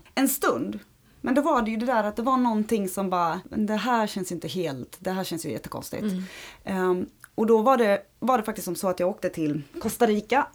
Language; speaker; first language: Swedish; early bilingual, other home language; Romanian